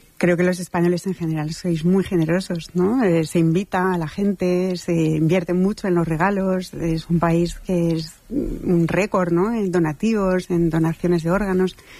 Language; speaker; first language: Spanish; non-native, fluent; French